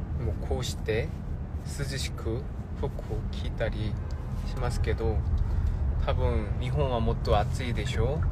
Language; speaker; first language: Japanese; non-native, fluent; Korean